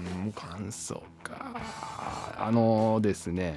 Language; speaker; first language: Japanese; native; Japanese